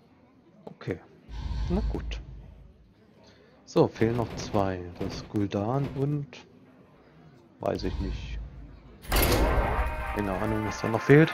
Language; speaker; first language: German; native; German